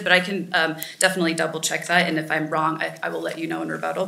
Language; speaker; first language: English; native; English